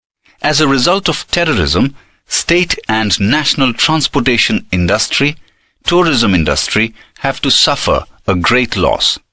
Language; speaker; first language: English; non-native, local second language; Gujarati